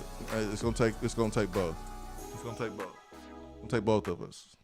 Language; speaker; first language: English; native; English